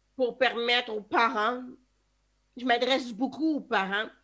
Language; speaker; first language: French; native; French